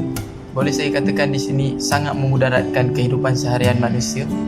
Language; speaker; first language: Malay; native; Malay